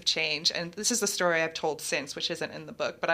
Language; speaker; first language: English; native; English